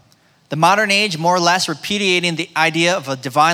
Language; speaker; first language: English; native; English